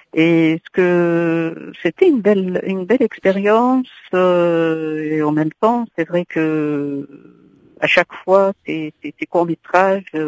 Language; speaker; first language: French; non-native, local second language; Arabic